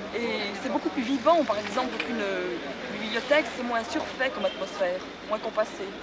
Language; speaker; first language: French; native; French